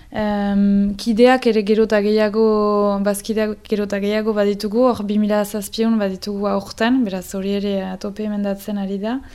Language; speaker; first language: Basque; native; Basque